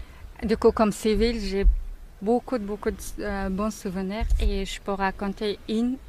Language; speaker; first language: French; non-native, learner; Mongolian